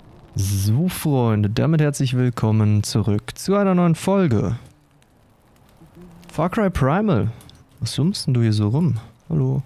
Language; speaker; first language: German; native; German